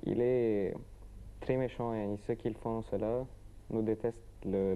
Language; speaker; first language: French; non-native, learner; Arabic